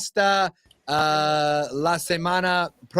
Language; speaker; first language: Spanish; non-native, learner; English